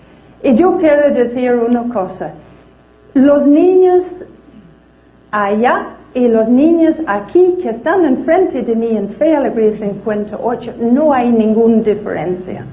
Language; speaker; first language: Spanish; non-native, fluent; English